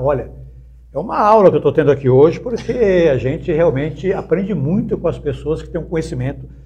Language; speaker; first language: Portuguese; native; Portuguese